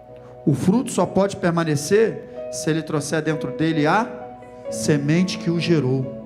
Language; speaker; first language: Portuguese; native; Portuguese